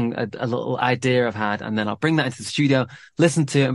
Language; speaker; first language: English; native; English